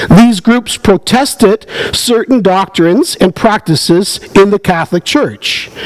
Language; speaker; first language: English; native; English